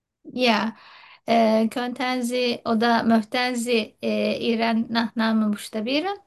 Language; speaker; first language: German; non-native, learner; Turkish